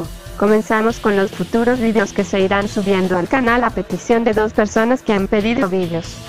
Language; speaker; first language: Spanish; native; Spanish